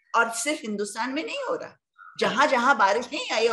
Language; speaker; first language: Hindi; native; Hindi